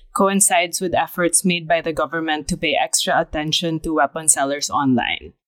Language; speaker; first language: English; non-native, local second language; Filipino